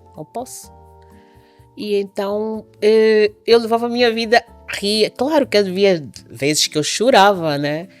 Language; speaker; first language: Portuguese; native; Portuguese